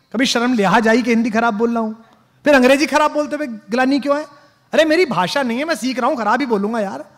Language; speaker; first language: Hindi; native; Hindi